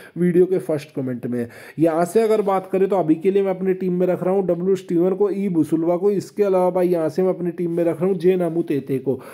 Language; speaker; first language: Hindi; native; Hindi